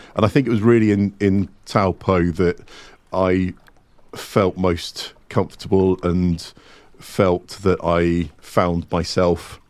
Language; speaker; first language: English; native; English